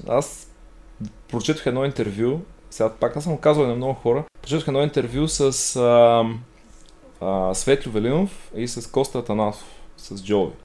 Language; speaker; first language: Bulgarian; native; Bulgarian